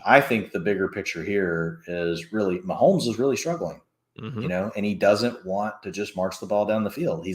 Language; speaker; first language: English; native; English